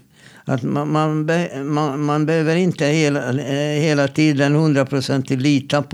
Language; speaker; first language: Swedish; non-native, fluent; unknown